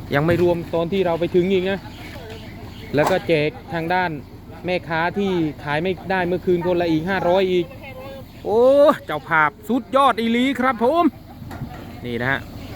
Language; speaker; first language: Thai; native; Thai